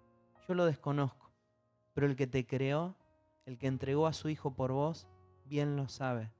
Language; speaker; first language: Spanish; native; Spanish